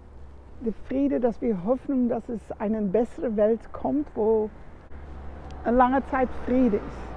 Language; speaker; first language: German; non-native, learner; Dutch